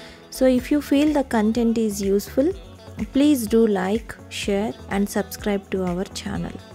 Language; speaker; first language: English; non-native, local second language; Telugu